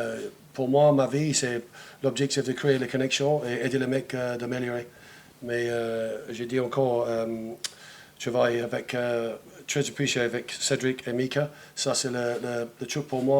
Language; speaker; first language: French; non-native, fluent; English